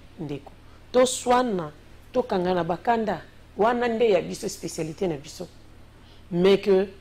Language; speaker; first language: Lingala; non-native, local second language; Kongo